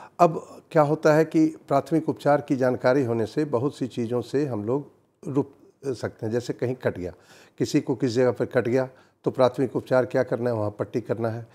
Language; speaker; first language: Hindi; native; Hindi